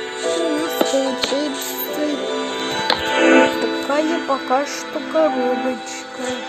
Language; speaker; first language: Russian; native; Russian